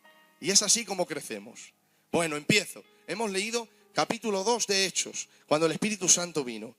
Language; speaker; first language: Spanish; native; Spanish